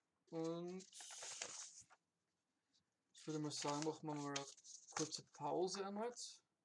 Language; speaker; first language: German; native; German